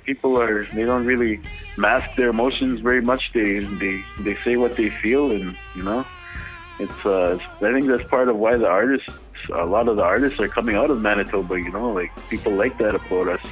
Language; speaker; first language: English; native; English